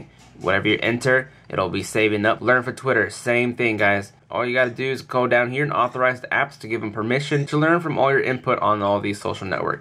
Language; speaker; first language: English; native; English